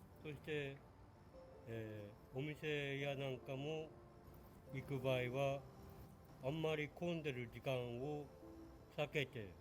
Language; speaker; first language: Japanese; native; Japanese